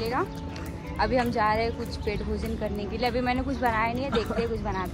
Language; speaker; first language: Hindi; native; Hindi